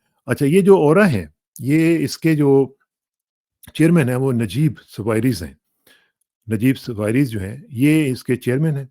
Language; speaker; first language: Urdu; native; Urdu